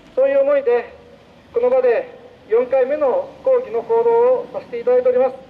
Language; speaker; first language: Japanese; native; Japanese